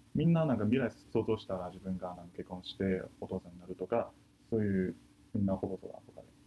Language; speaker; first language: Japanese; non-native, fluent; Chinese